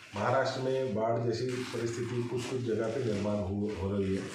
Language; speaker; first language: Hindi; non-native, local second language; Marathi